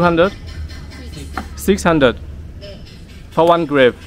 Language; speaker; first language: English; non-native, fluent; Vietnamese